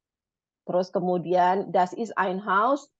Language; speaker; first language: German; non-native, fluent; Indonesian